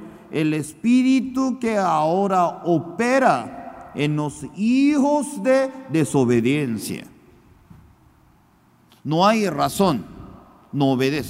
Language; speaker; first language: Spanish; non-native, fluent; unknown